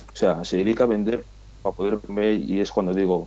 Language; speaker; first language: Spanish; native; Spanish